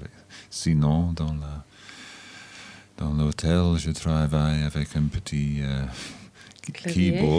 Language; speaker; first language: French; non-native, fluent; English